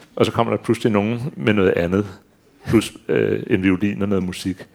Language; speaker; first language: Danish; native; Danish